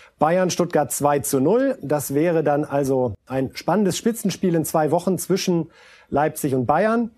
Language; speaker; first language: German; native; German